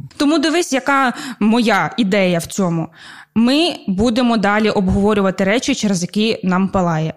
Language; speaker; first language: Ukrainian; non-native, local second language; Russian